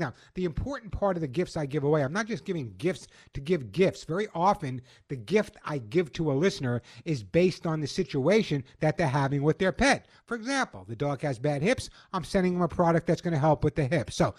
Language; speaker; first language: English; native; English